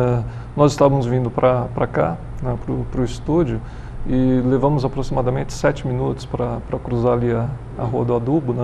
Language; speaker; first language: Portuguese; native; Portuguese